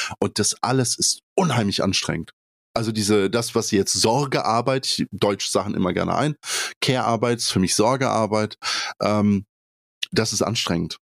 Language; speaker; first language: German; early bilingual, other home language; Polish